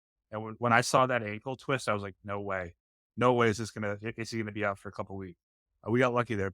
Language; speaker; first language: English; native; English